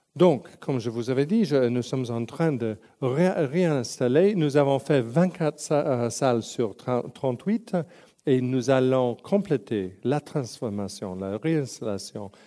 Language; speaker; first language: French; non-native, local second language; English